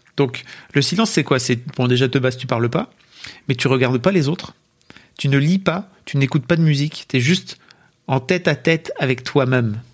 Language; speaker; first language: French; native; French